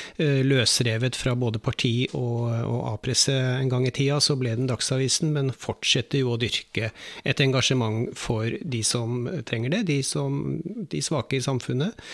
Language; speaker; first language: Norwegian; native; Norwegian